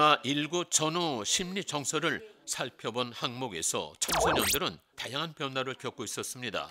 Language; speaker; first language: Korean; native; Korean